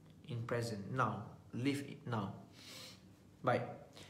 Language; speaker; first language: English; non-native, local second language; Malay